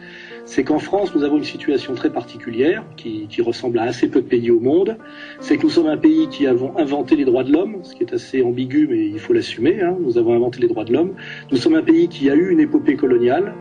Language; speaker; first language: French; native; French